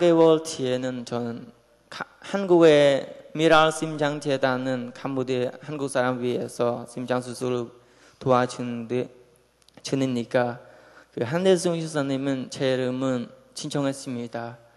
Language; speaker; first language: Korean; non-native, learner; Khmer